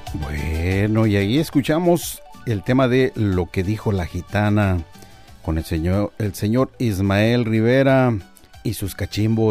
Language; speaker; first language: Spanish; native; Spanish